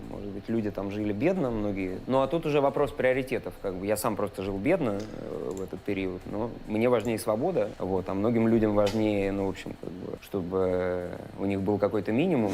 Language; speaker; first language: Russian; native; Russian